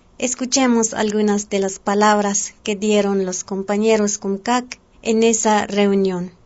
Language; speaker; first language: Spanish; non-native, local second language; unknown